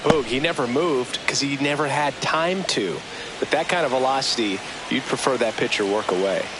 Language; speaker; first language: English; native; English